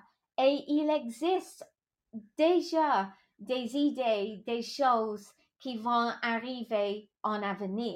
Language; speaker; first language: French; non-native, local second language; English